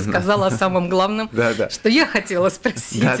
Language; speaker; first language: Russian; native; Russian